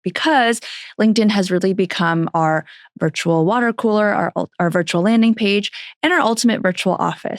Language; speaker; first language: English; native; English